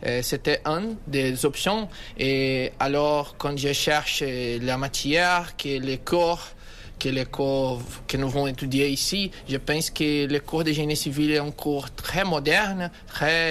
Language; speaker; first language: French; non-native, learner; Portuguese